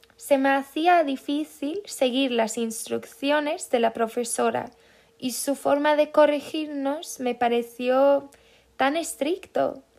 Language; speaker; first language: Spanish; non-native, fluent; Swedish